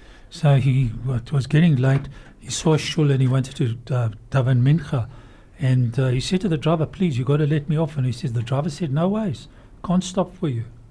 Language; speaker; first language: English; native; English